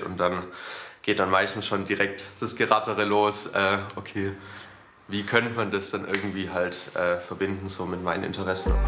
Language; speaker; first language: German; native; German